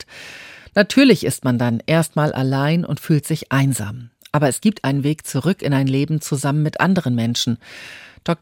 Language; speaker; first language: German; native; German